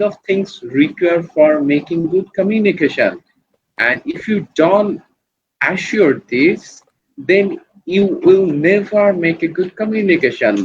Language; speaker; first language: English; non-native, learner; Bangla